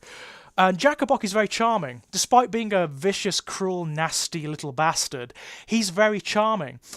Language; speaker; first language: English; native; English